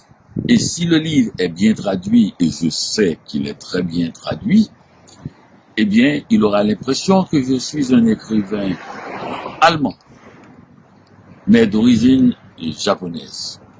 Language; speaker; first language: French; non-native, local second language; Haitian Creole